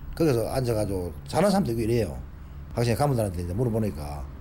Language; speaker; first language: Korean; native; Korean